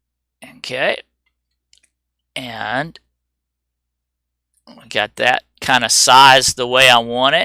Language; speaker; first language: English; native; English